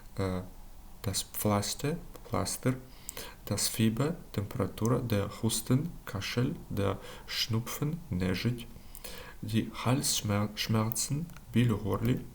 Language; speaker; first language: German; non-native, learner; Ukrainian